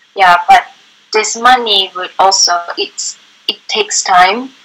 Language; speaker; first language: English; non-native, fluent; Japanese